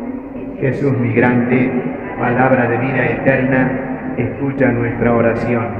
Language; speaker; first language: Spanish; native; Spanish